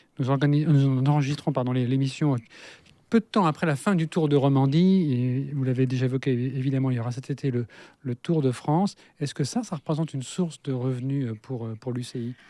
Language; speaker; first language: French; native; French